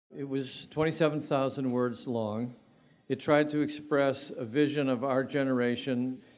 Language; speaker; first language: English; native; English